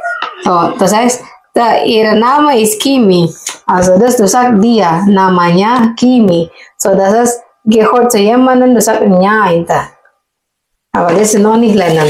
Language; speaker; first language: German; non-native, learner; Indonesian